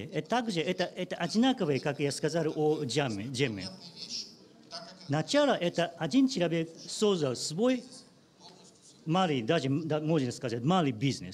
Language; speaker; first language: Russian; non-native, learner; Japanese